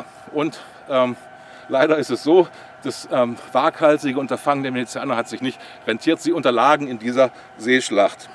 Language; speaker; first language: German; native; German